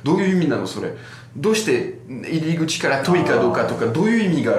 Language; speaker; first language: Japanese; non-native, fluent; French